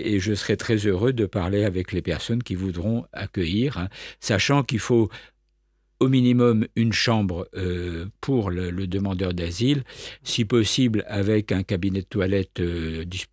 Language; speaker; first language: French; native; French